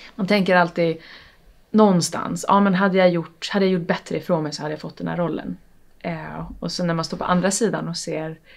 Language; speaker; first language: Swedish; native; Swedish